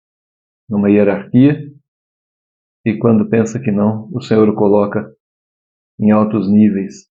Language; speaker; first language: Portuguese; native; Portuguese